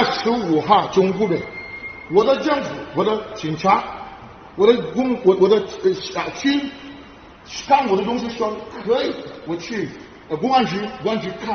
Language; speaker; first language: Chinese; non-native, learner; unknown